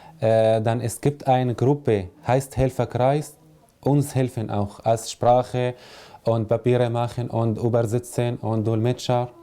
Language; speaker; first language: German; non-native, learner; Arabic